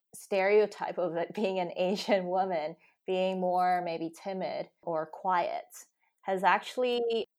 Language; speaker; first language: English; non-native, local second language; Cantonese